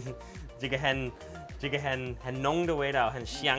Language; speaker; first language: Chinese; non-native, fluent; English